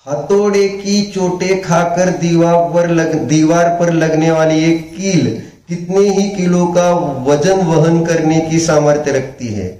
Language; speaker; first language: Hindi; non-native, local second language; Marathi